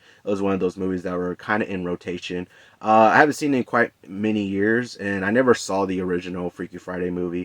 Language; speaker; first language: English; native; English